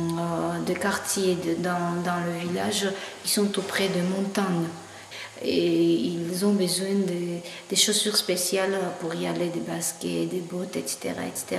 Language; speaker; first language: French; non-native, fluent; Georgian